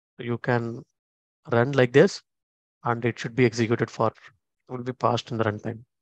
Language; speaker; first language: English; non-native, local second language; Tamil